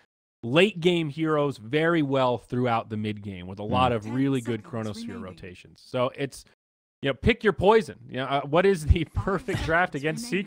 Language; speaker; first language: English; native; English